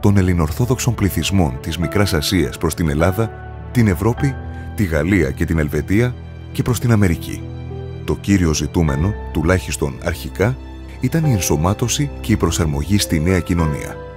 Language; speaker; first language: Greek; native; Greek